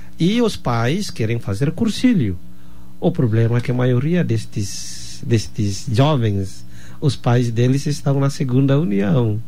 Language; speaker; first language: Portuguese; non-native, fluent; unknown